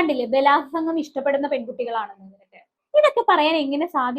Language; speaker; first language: Malayalam; native; Malayalam